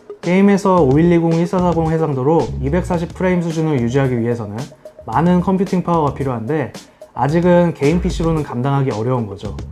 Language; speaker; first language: Korean; native; Korean